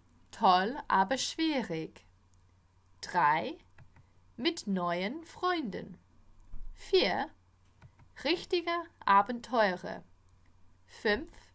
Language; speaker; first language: German; non-native, fluent; English